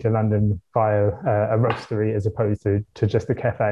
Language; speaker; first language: English; native; English